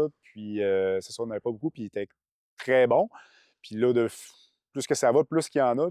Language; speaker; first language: French; native; French